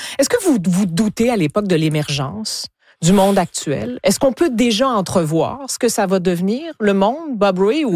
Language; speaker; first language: French; native; French